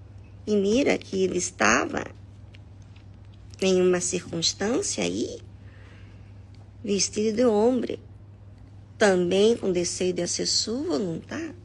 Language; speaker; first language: Portuguese; non-native, learner; Spanish